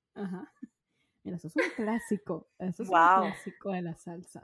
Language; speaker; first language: Spanish; native; Spanish